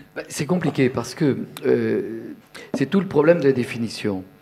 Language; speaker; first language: French; native; French